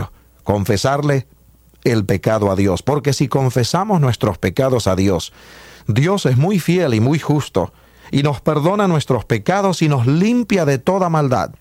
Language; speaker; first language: Spanish; native; Spanish